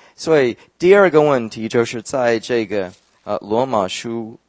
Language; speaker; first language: Chinese; non-native, fluent; English